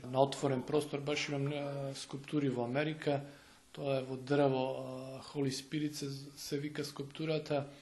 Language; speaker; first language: Macedonian; native; Macedonian